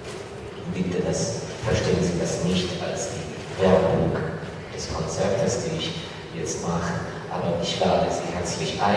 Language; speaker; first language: German; non-native, fluent; Ukrainian